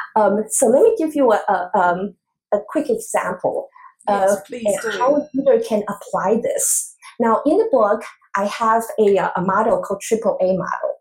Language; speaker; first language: English; non-native, fluent; Chinese